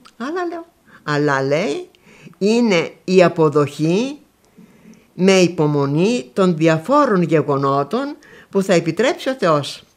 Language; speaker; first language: Greek; native; Greek